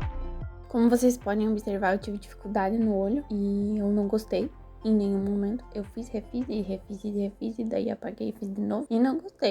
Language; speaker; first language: Portuguese; native; Portuguese